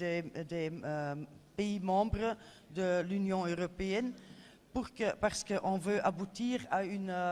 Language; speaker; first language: French; non-native, fluent; Dutch